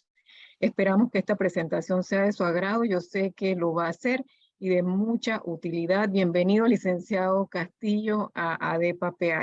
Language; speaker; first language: Spanish; native; Spanish